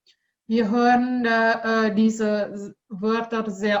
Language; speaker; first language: German; non-native, learner; Indonesian